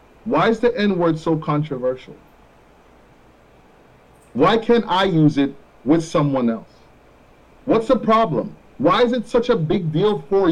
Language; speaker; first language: English; non-native, local second language; Jamaican Creole English